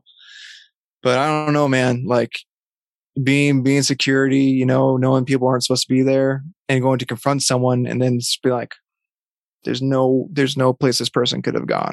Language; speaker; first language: English; native; English